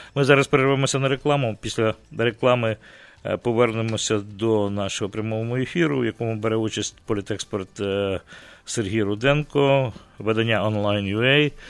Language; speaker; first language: Ukrainian; native; Ukrainian